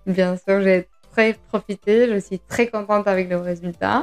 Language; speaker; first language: French; non-native, fluent; Spanish